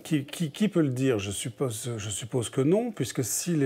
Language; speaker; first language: French; native; French